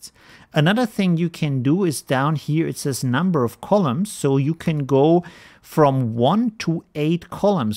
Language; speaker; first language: English; non-native, fluent; German